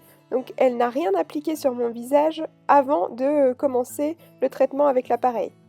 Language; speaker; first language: French; native; French